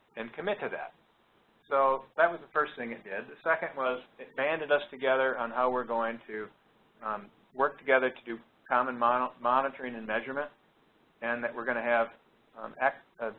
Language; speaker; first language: English; native; English